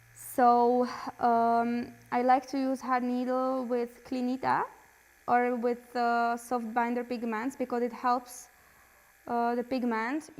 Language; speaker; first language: English; non-native, fluent; Slovak